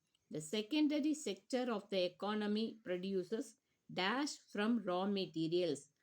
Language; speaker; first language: English; non-native, local second language; Tamil